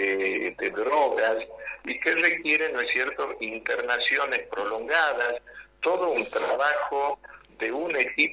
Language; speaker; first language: Spanish; native; Spanish